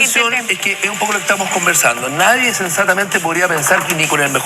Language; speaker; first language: Spanish; native; Spanish